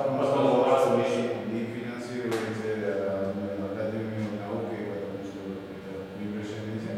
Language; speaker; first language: Russian; non-native, learner; Bulgarian